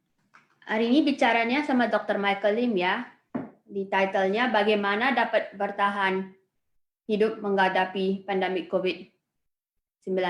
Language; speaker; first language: Indonesian; non-native, fluent; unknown